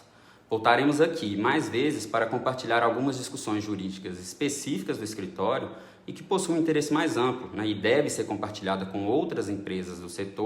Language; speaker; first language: Portuguese; native; Portuguese